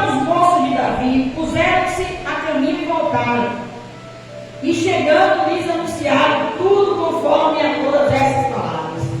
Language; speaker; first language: Portuguese; native; Portuguese